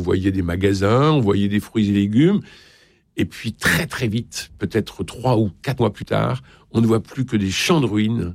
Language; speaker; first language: French; native; French